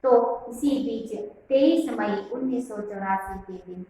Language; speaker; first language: Hindi; non-native, local second language; Kannada